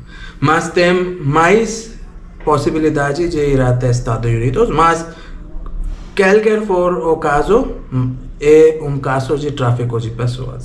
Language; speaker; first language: Portuguese; non-native, learner; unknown